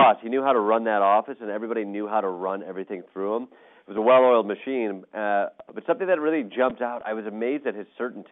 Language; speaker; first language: English; native; English